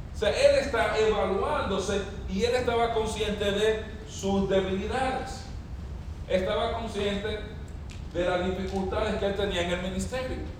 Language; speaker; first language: Spanish; native; Spanish